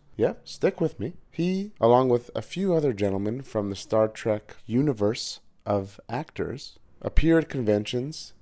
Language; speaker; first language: English; native; English